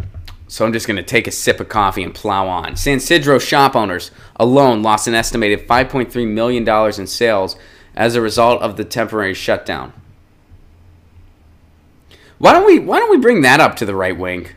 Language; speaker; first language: English; native; English